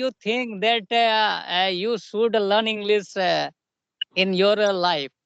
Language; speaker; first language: English; non-native, learner; Hindi